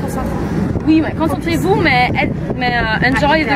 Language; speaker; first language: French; non-native, fluent; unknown